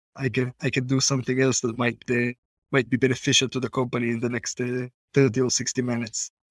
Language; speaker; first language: English; non-native, fluent; Hebrew